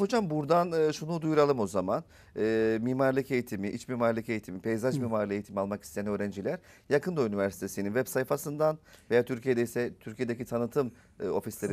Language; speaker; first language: Turkish; native; Turkish